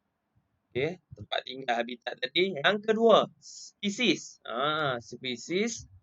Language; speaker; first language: Malay; native; Malay